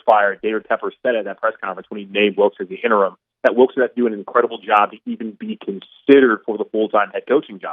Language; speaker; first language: English; native; English